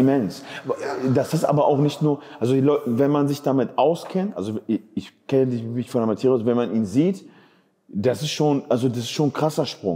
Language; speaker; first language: German; native; German